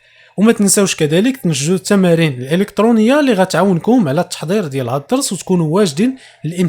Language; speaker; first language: Arabic; native; Arabic